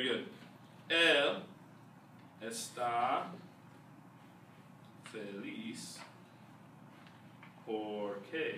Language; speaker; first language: Spanish; non-native, fluent; English